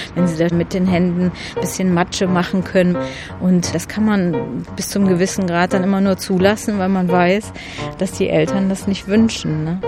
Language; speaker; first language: German; native; German